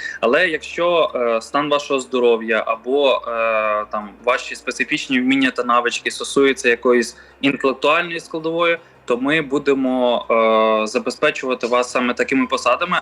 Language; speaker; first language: Ukrainian; native; Ukrainian